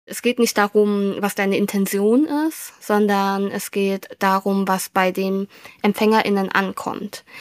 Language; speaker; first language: German; early bilingual, other home language; Vietnamese